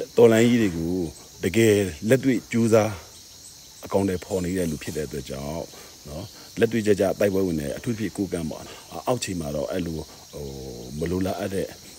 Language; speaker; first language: Burmese; non-native, local second language; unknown